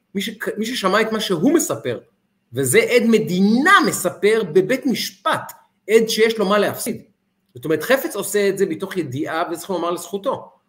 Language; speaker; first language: Hebrew; native; Hebrew